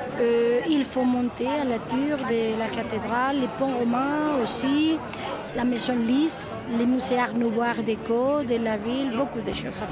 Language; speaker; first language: French; non-native, fluent; Spanish